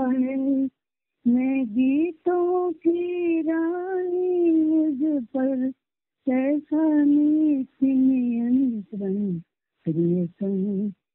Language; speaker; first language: Hindi; non-native, local second language; Marathi